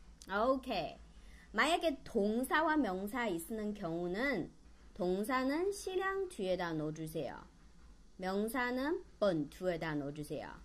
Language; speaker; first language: Korean; non-native, fluent; Chinese